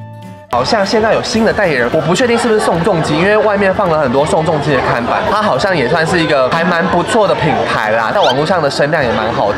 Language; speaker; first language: Chinese; native; Chinese